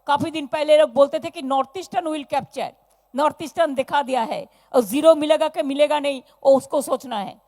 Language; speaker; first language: Hindi; non-native, local second language; Bangla